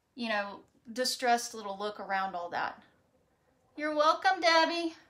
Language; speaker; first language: English; native; English